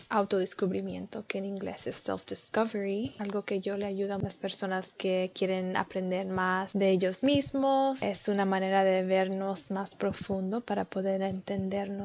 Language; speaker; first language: Spanish; early bilingual, heritage; Spanish